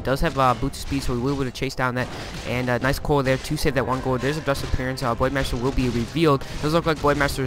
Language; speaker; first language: English; native; English